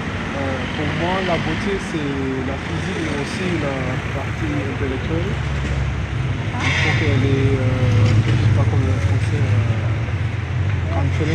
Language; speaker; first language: French; non-native, fluent; English